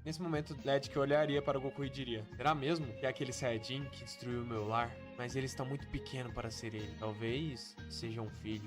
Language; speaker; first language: Portuguese; native; Portuguese